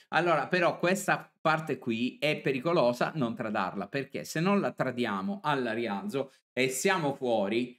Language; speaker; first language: Italian; native; Italian